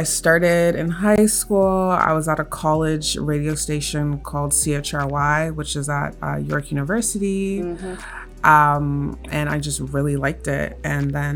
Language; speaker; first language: English; native; English